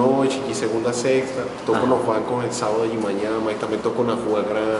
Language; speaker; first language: Portuguese; non-native, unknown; Spanish